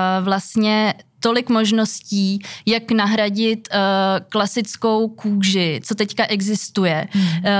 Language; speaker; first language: Czech; native; Czech